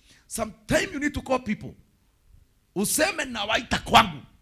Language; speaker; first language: English; non-native, local second language; Kikuyu